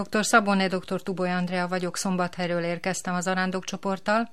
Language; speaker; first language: Hungarian; native; Hungarian